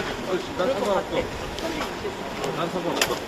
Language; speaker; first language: Korean; native; Korean